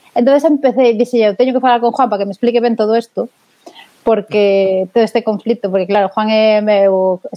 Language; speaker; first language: Galician; native; Galician